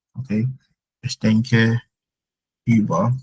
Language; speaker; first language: German; non-native, fluent; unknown